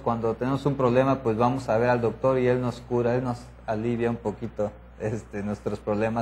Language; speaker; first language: Spanish; native; Spanish